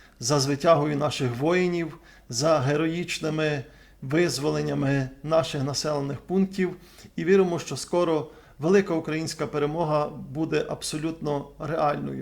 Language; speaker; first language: Ukrainian; native; Ukrainian